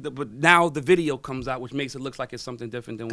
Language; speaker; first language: English; native; English